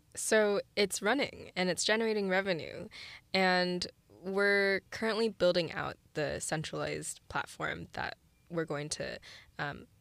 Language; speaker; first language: English; early bilingual, other home language; Chinese